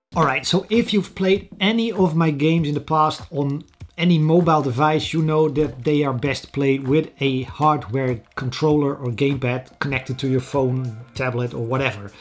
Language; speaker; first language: English; non-native, fluent; Dutch